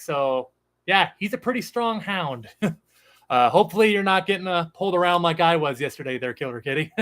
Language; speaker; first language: English; native; English